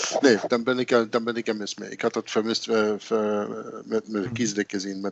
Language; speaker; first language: Dutch; native; Dutch